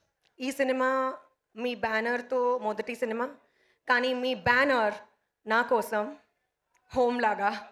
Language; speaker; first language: Telugu; non-native, learner; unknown